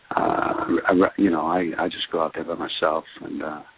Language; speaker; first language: English; early bilingual, other home language; French